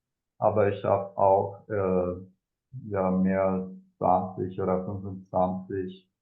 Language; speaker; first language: German; non-native, fluent; Spanish